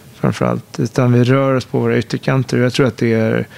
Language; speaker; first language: Swedish; native; Swedish